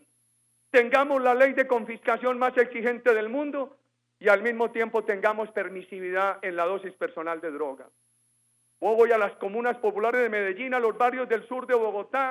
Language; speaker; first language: Spanish; native; Spanish